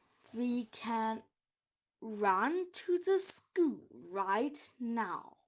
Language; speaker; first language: English; non-native, learner; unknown